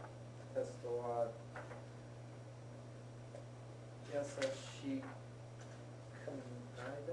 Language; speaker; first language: Japanese; non-native, learner; English